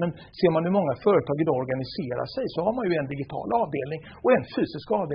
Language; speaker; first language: Swedish; native; Swedish